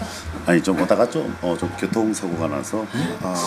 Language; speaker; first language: Korean; native; Korean